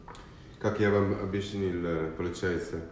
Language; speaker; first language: Russian; non-native, learner; Italian